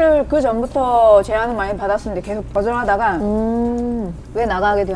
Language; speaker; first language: Korean; native; Korean